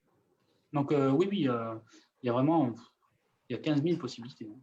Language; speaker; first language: French; native; French